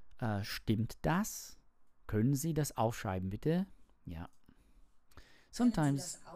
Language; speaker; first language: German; non-native, learner; English